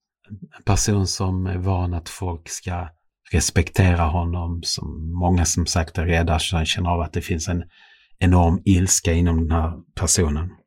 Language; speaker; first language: Swedish; native; Swedish